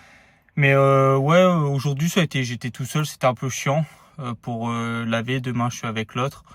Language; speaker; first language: French; native; French